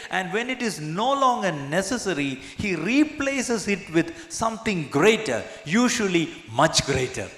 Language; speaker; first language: English; non-native, local second language; Malayalam